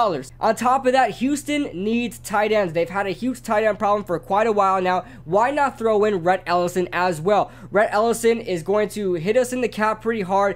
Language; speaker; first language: English; native; English